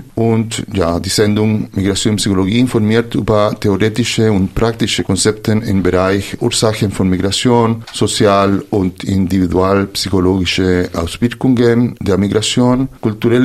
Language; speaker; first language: German; non-native, fluent; Spanish